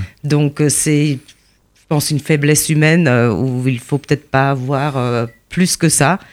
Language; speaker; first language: French; non-native, fluent; Polish